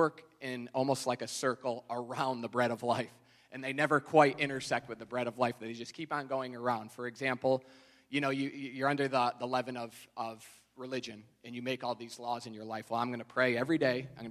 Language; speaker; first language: English; native; English